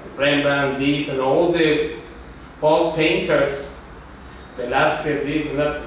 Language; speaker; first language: English; non-native, fluent; Spanish